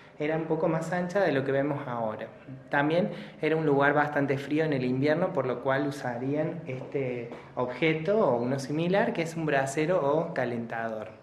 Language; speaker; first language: Spanish; native; Spanish